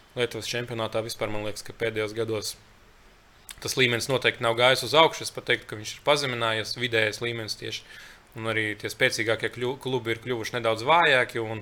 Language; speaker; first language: Latvian; early bilingual, other home language; Lithuanian